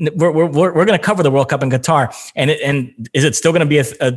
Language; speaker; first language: English; non-native, fluent; Portuguese